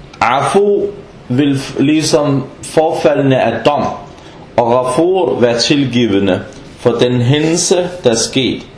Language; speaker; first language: Danish; non-native, fluent; Arabic